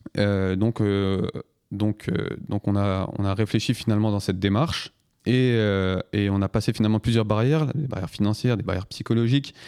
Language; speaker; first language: French; early bilingual, other home language; Turkish